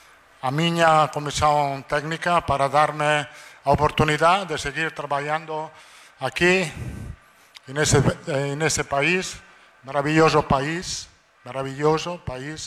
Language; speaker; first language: Portuguese; non-native, learner; Italian